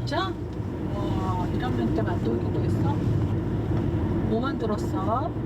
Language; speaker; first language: Korean; native; Korean